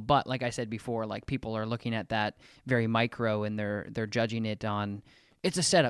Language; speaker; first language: English; native; English